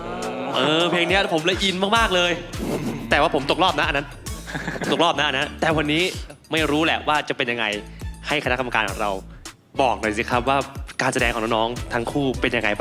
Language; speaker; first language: Thai; native; Thai